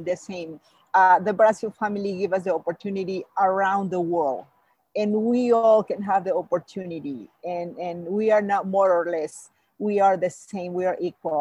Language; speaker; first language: English; non-native, fluent; Spanish